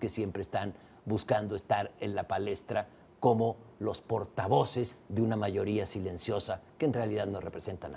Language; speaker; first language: Spanish; native; Spanish